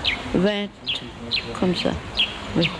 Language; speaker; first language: French; non-native, learner; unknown